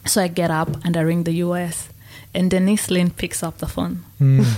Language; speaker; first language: English; non-native, local second language; Meru